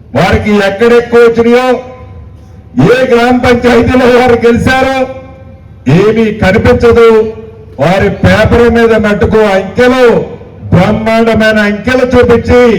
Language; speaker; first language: Telugu; native; Telugu